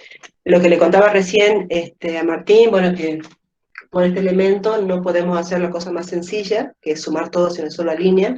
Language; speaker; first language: Spanish; native; Spanish